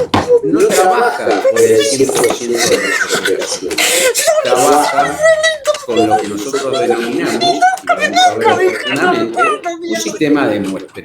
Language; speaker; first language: Spanish; native; Spanish